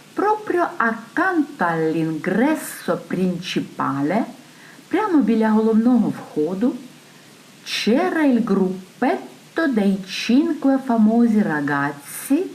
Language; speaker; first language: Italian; non-native, fluent; Ukrainian